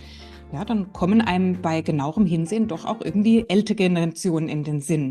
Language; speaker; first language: German; native; German